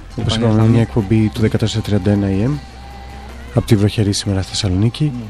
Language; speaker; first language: Greek; native; Greek